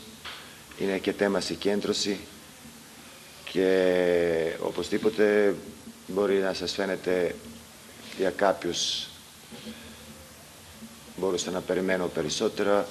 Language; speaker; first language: Greek; non-native, learner; Serbian